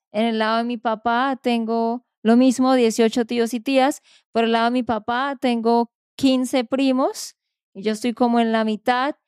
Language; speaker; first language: Spanish; native; Spanish